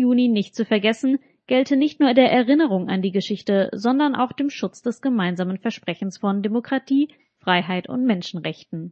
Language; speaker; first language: German; native; German